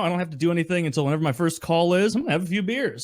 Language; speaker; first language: English; native; English